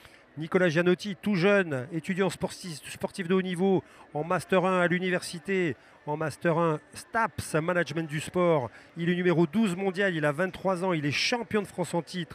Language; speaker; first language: French; native; French